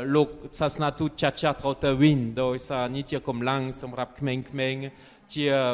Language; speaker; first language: Khmer; non-native, fluent; French